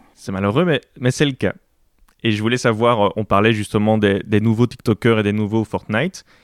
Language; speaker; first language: French; native; French